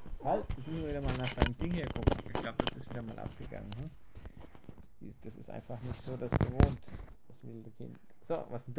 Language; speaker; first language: German; native; German